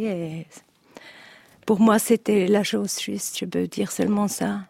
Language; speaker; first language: French; non-native, learner; Italian